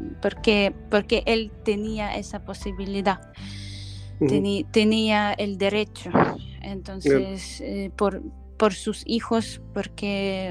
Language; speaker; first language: Spanish; non-native, fluent; Ukrainian